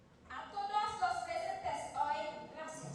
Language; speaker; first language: Spanish; non-native, learner; French